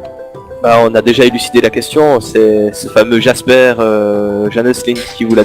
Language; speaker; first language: French; native; French